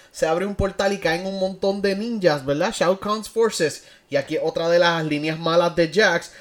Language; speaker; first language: Spanish; early bilingual, heritage; Spanish